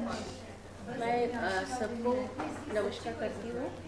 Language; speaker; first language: Hindi; non-native, local second language; Bangla